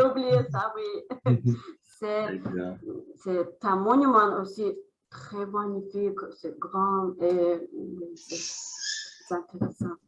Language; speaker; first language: French; non-native, learner; Azerbaijani